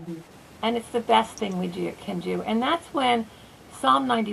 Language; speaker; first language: English; native; English